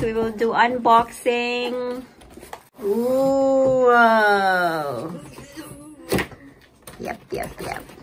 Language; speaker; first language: English; non-native, local second language; Filipino